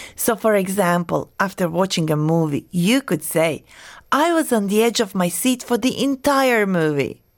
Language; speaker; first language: English; non-native, fluent; Croatian